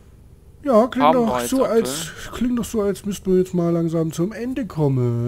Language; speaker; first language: German; native; German